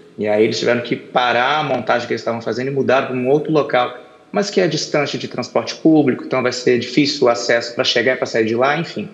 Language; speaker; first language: Portuguese; native; Portuguese